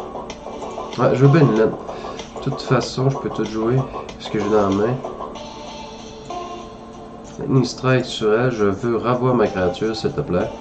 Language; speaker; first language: French; native; French